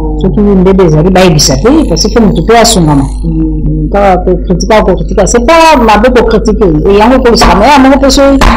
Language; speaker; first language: French; non-native, local second language; Lingala